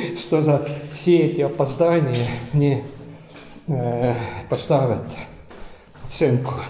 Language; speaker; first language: Russian; non-native, local second language; Estonian